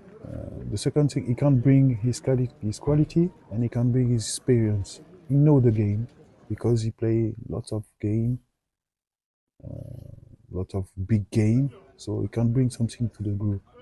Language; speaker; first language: English; non-native, learner; French